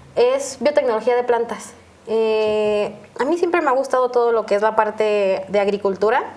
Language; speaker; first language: Spanish; native; Spanish